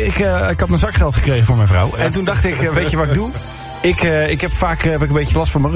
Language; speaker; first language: Dutch; native; Dutch